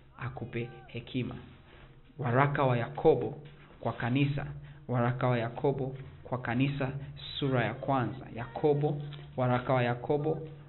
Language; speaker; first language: Swahili; native; Swahili